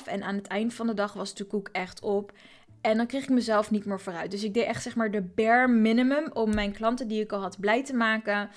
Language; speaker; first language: Dutch; native; Dutch